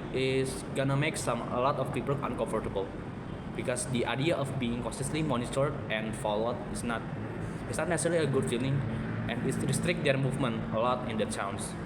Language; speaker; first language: English; non-native, fluent; Indonesian